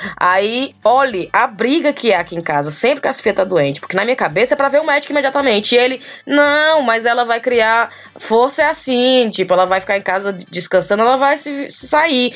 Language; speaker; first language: Portuguese; native; Portuguese